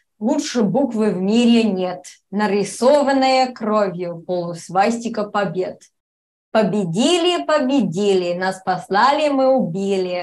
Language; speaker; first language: Russian; non-native, fluent; English